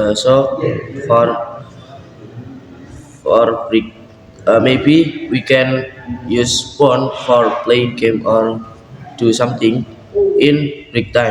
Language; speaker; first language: English; non-native, learner; Indonesian